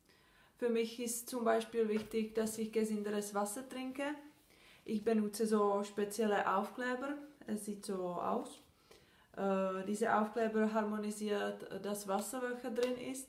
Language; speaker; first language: German; non-native, fluent; Czech